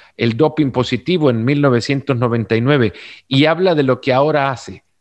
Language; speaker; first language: Spanish; native; Spanish